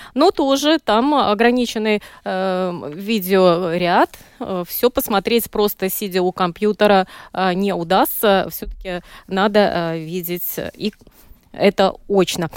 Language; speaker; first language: Russian; native; Russian